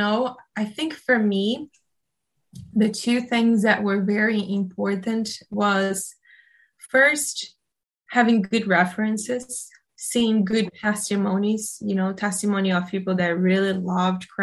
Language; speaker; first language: English; non-native, fluent; Portuguese